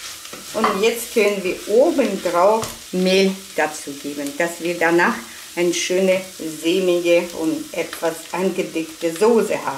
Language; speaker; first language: German; non-native, fluent; Russian